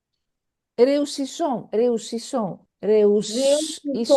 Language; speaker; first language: French; non-native, fluent; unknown